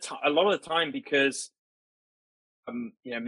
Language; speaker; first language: English; native; English